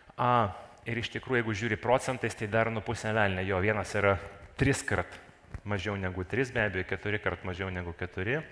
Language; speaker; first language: Lithuanian; non-native, local second language; Russian